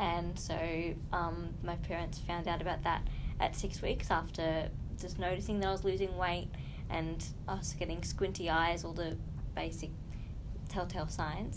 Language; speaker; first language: English; native; English